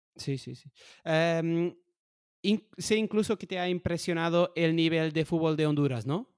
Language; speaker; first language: Spanish; non-native, fluent; Portuguese